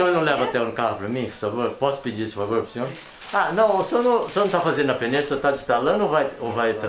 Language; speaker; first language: Portuguese; native; Portuguese